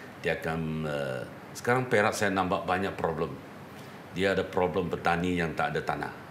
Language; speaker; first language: Malay; non-native, local second language; Chinese